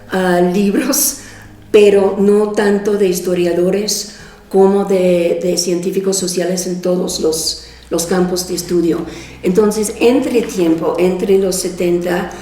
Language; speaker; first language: Spanish; non-native, fluent; English